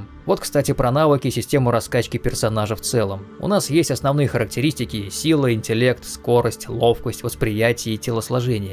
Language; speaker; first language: Russian; native; Russian